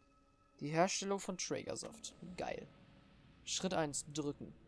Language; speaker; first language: German; native; German